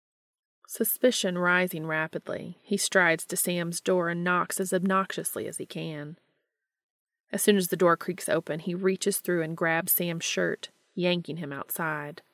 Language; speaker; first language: English; native; English